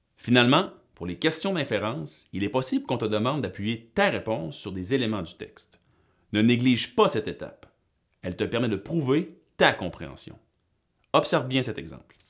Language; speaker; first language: French; native; French